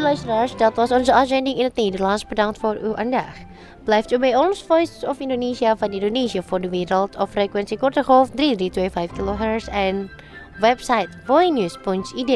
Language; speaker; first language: Dutch; non-native, fluent; Indonesian